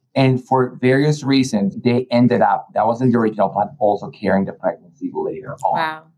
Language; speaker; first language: English; early bilingual, other home language; Spanish